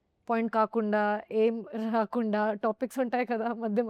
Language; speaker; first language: Telugu; non-native, fluent; Hindi